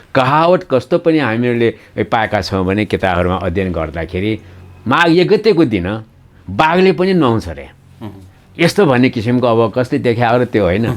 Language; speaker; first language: Nepali; non-native, local second language; Newari